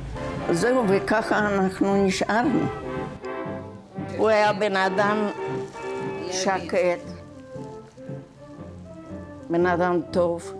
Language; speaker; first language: Hebrew; non-native, fluent; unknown